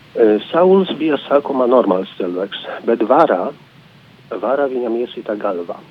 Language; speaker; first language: Latvian; non-native, fluent; Polish